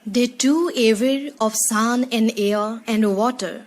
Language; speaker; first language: English; non-native, local second language; Assamese